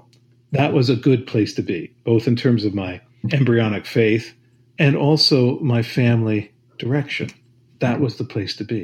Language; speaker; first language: English; native; English